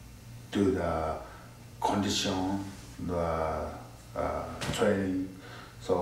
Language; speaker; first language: English; non-native, learner; Japanese